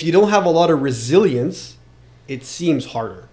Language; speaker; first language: English; non-native, local second language; French